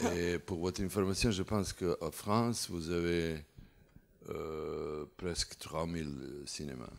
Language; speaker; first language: French; non-native, learner; Serbian